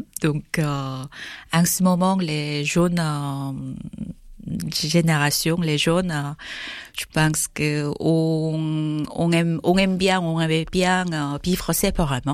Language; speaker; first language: French; non-native, fluent; Korean